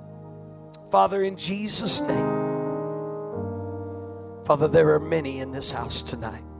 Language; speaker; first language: English; native; English